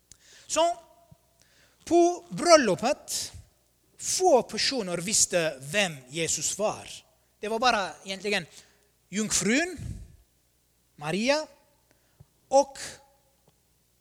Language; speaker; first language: Swedish; non-native, fluent; Armenian